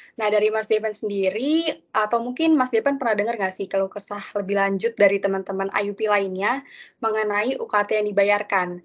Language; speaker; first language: Indonesian; native; Indonesian